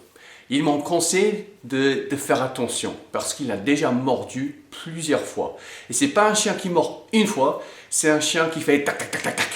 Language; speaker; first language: French; non-native, fluent; English